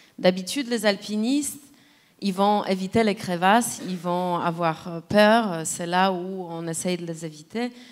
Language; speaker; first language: French; non-native, fluent; Polish